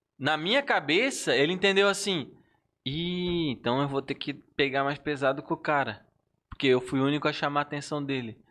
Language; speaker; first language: Portuguese; native; Portuguese